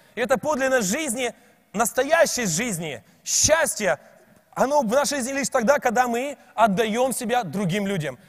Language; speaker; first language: Russian; native; Russian